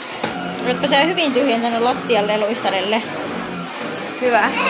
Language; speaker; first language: Finnish; native; Finnish